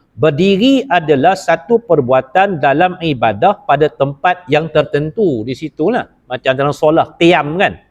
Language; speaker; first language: Malay; native; Malay